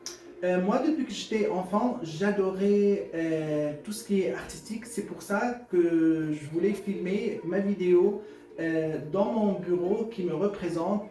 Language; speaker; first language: French; non-native, fluent; Arabic